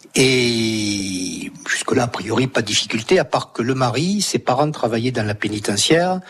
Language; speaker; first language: French; native; French